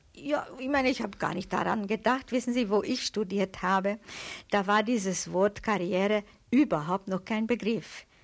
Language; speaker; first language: German; non-native, fluent; Hungarian